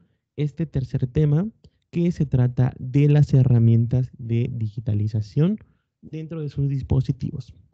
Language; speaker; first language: Spanish; native; Spanish